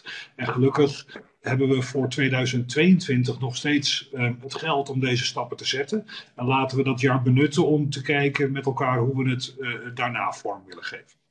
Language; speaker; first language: Dutch; native; Dutch